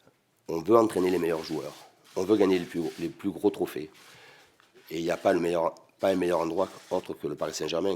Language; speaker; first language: French; native; French